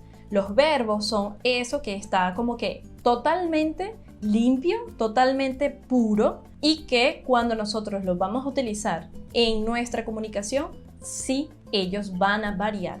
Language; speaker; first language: Spanish; non-native, fluent; Portuguese